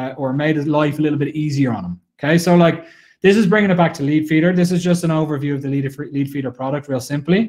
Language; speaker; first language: English; native; English